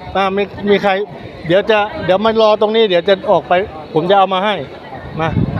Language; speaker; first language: Thai; native; Thai